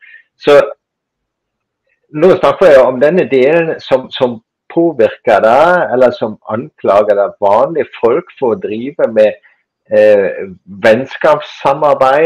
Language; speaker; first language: Norwegian; non-native, fluent; German